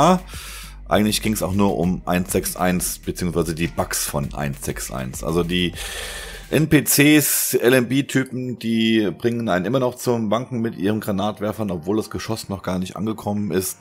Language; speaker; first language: German; native; German